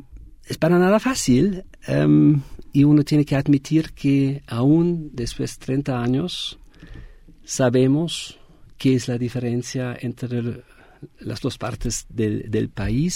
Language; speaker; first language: Spanish; non-native, fluent; German